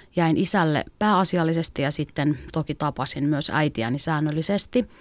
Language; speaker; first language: Finnish; native; Finnish